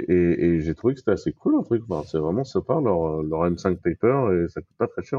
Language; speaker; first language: French; native; French